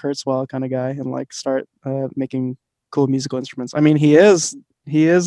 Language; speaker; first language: English; native; English